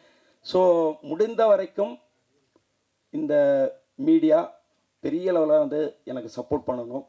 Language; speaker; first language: Tamil; native; Tamil